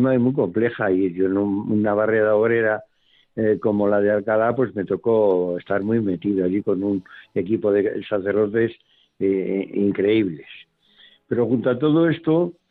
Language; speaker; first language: Spanish; native; Spanish